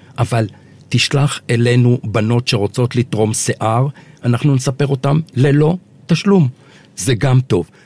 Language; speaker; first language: Hebrew; early bilingual, other home language; Arabic